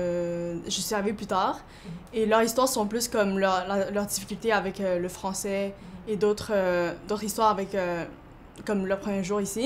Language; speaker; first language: French; early bilingual, other home language; Chinese